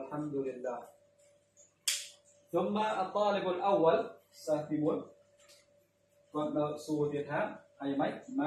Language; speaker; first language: Arabic; non-native, fluent; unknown